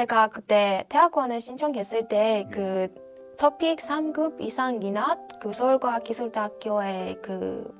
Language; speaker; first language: Korean; non-native, fluent; Persian